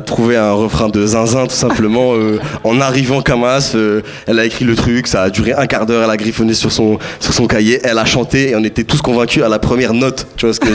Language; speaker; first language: French; native; French